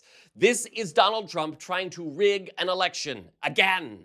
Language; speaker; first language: English; native; English